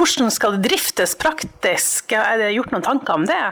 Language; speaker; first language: Norwegian; native; Norwegian